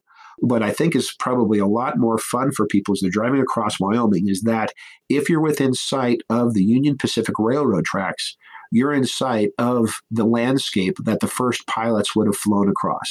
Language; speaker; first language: English; native; English